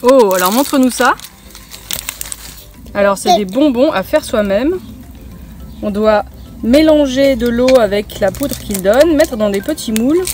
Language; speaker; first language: French; native; French